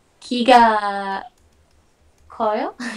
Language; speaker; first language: Korean; non-native, learner; Indonesian